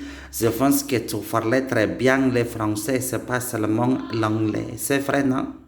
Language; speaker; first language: French; non-native, learner; Indonesian